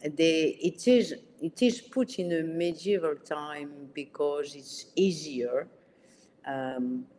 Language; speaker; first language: English; early bilingual, other home language; Arabic